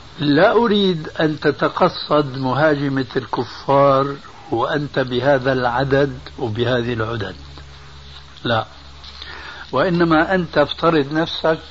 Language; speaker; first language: Arabic; early bilingual, other home language; Albanian